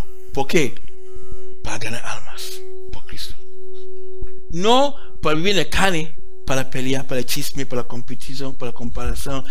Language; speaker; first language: Spanish; non-native, learner; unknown